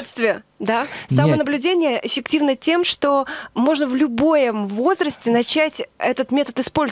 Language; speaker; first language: Russian; native; Russian